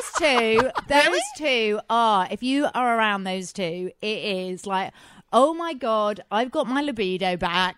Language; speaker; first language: English; native; English